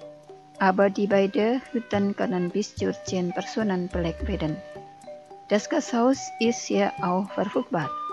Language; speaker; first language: German; non-native, fluent; Indonesian